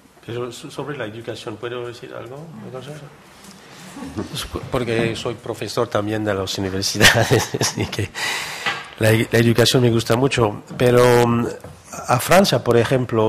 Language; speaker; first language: Spanish; non-native, fluent; French